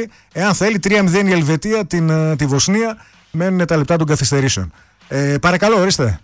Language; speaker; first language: Greek; native; Greek